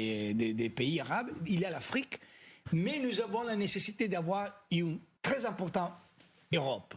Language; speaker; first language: French; non-native, fluent; Italian